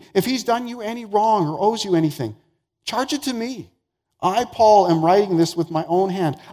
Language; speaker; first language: English; native; English